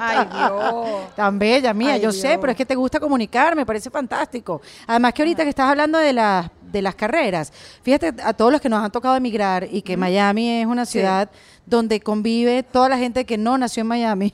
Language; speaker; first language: Spanish; native; Spanish